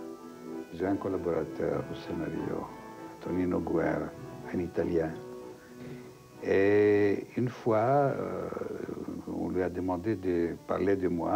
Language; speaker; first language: French; non-native, fluent; Greek